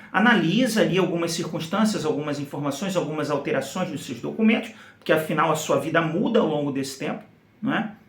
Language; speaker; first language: Portuguese; native; Portuguese